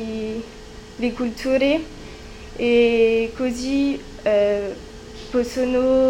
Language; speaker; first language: Italian; non-native, learner; French